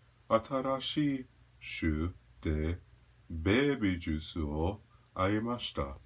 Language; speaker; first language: Japanese; non-native, learner; English